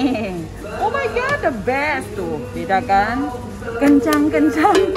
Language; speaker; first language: Indonesian; non-native, fluent; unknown